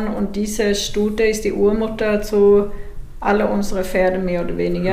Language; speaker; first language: German; non-native, fluent; Swedish